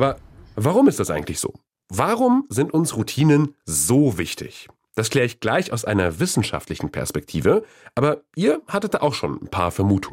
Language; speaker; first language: German; native; German